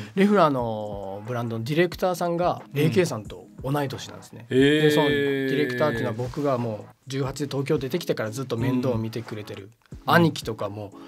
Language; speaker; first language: Japanese; native; Japanese